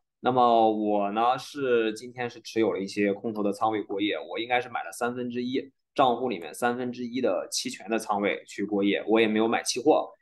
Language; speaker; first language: Chinese; native; Chinese